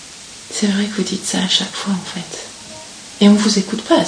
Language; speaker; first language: French; native; French